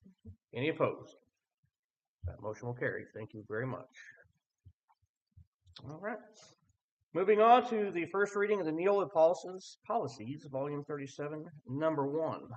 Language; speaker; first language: English; native; English